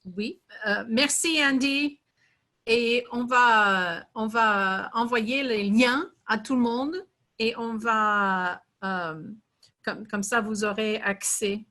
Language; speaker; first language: French; non-native, fluent; English